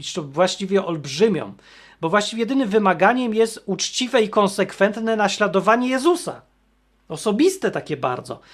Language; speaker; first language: Polish; native; Polish